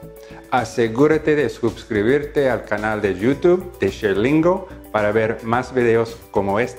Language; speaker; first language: Spanish; non-native, fluent; English